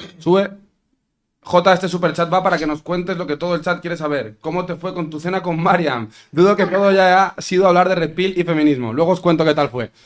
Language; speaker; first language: Spanish; native; Spanish